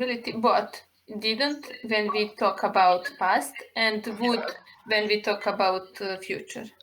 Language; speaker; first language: English; non-native, learner; Serbian